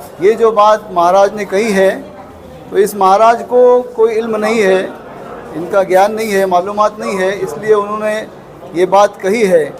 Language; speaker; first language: Urdu; native; Urdu